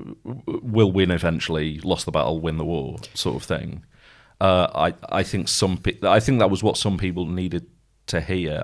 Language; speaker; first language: English; native; English